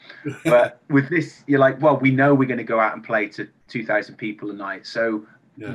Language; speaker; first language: English; native; English